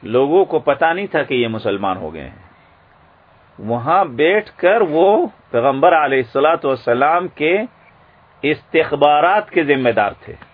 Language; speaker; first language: Urdu; native; Urdu